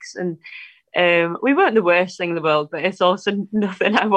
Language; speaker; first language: English; native; English